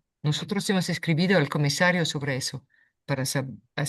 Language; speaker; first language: Spanish; non-native, fluent; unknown